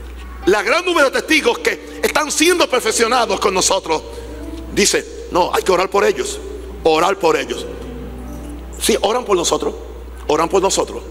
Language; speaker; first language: Spanish; native; Spanish